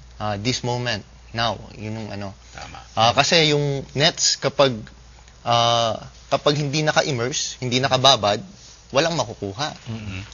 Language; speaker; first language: Filipino; native; Filipino